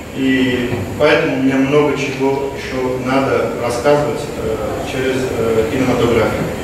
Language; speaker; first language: Russian; non-native, fluent; Armenian